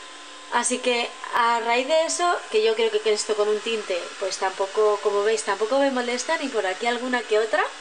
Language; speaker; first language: Spanish; native; Spanish